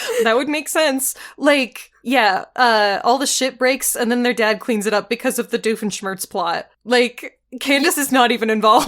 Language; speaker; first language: English; native; English